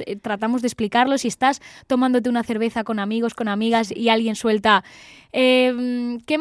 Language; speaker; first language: Spanish; native; Spanish